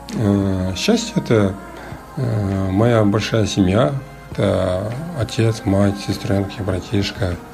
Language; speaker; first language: Russian; early bilingual, other home language; Mongolian